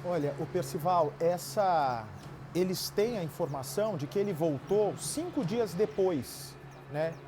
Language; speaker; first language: Portuguese; native; Portuguese